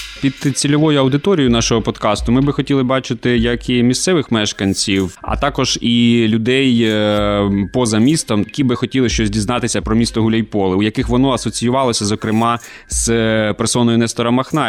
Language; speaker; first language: Ukrainian; native; Ukrainian